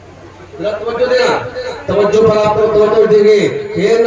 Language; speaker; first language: Hindi; native; Hindi